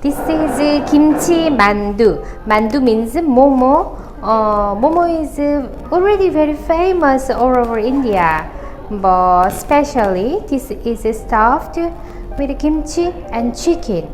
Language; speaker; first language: English; non-native, learner; Korean